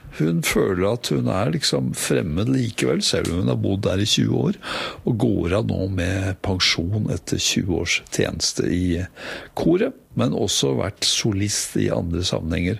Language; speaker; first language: Norwegian; native; Norwegian